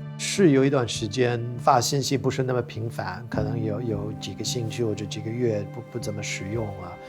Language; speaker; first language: Chinese; non-native, fluent; English